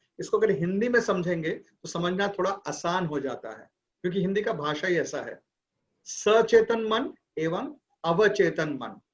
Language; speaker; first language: Hindi; non-native, local second language; Bangla